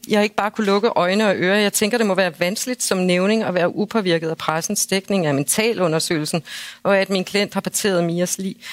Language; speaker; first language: Danish; native; Danish